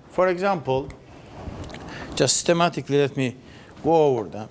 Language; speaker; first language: English; non-native, fluent; Turkish